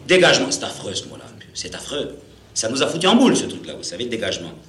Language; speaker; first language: French; native; French